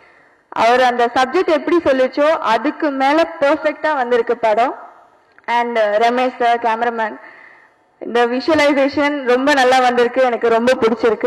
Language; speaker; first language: Tamil; non-native, fluent; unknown